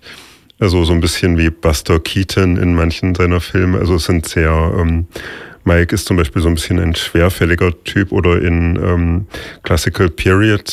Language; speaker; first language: German; native; German